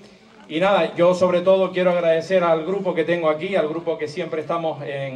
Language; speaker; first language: Spanish; native; Spanish